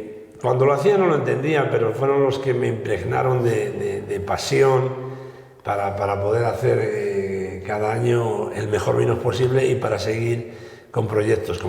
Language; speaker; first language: Spanish; native; Spanish